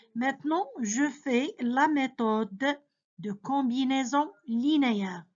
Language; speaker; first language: French; non-native, local second language; Arabic